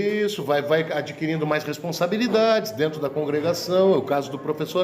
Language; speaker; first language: Portuguese; native; Portuguese